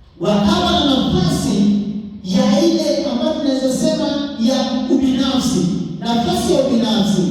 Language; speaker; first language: Swahili; non-native, local second language; Luo (Kenya and Tanzania)